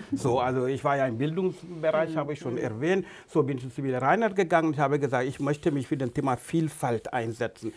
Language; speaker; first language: German; non-native, fluent; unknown